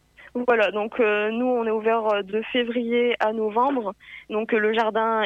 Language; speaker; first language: French; native; French